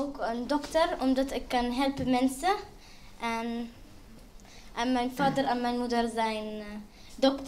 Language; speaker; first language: Dutch; non-native, learner; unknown